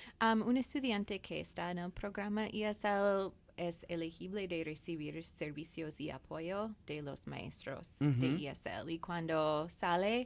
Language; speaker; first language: Spanish; non-native, fluent; English